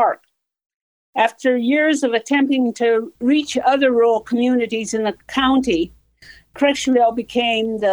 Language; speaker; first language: English; native; English